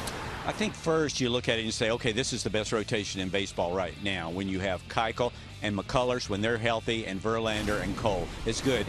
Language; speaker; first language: English; native; English